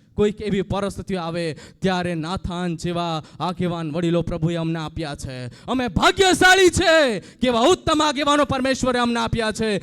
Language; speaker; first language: Gujarati; native; Gujarati